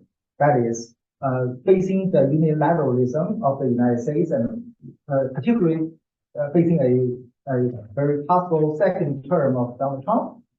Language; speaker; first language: English; non-native, fluent; Chinese